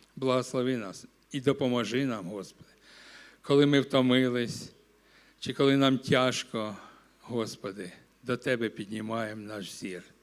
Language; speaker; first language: Ukrainian; non-native, local second language; Russian